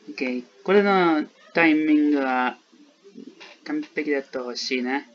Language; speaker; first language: Japanese; non-native, learner; English